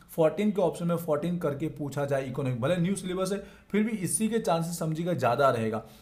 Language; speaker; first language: Hindi; non-native, local second language; Gujarati